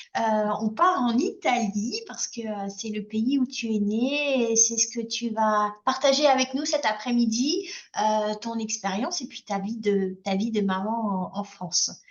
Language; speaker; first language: French; native; French